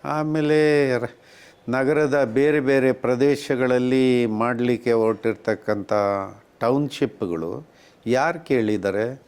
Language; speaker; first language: Kannada; native; Kannada